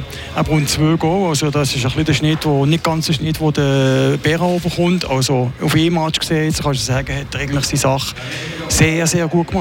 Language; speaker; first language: German; native; German